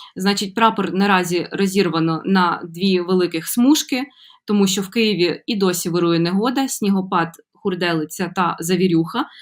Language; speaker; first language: Ukrainian; native; Ukrainian